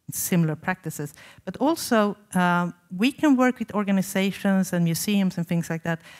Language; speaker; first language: English; non-native, fluent; Swedish